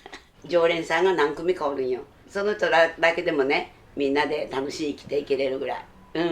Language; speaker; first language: Japanese; native; Japanese